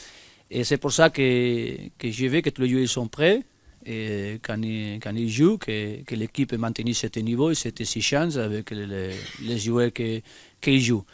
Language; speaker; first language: French; non-native, fluent; Spanish